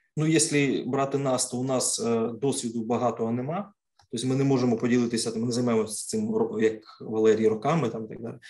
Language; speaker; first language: Ukrainian; native; Ukrainian